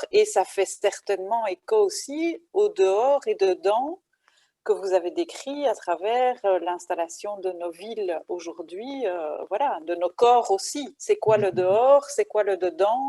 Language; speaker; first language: French; native; French